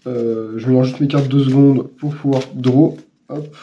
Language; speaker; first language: French; native; French